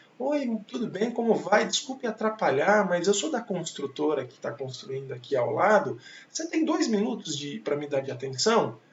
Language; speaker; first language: Portuguese; native; Portuguese